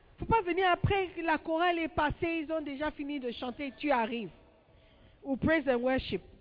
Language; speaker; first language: French; non-native, fluent; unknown